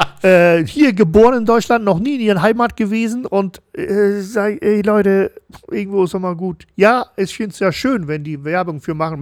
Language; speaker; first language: German; native; German